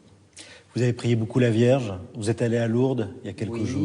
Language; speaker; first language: French; native; French